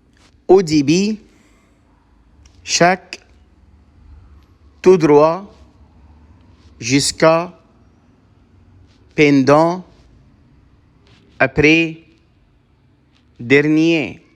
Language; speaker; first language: French; non-native, fluent; Arabic